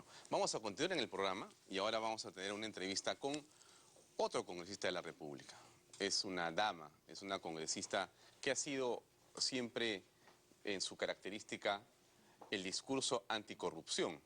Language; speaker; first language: Spanish; native; Spanish